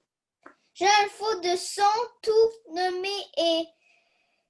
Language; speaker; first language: French; early bilingual, other home language; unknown